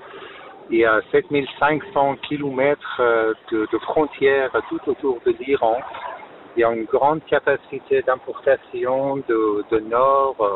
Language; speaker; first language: French; non-native, fluent; Persian